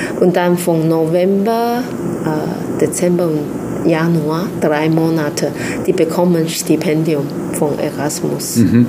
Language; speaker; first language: German; non-native, fluent; Chinese